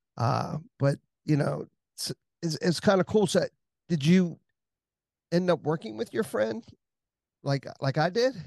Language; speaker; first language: English; native; English